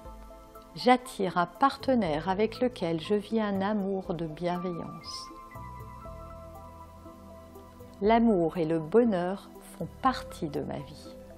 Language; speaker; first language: French; native; French